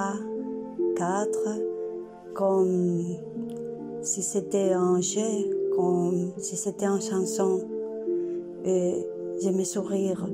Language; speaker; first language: French; non-native, learner; Spanish